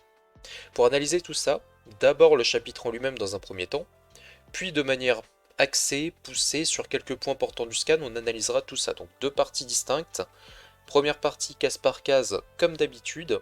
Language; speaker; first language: French; native; French